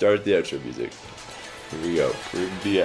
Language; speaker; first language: English; native; English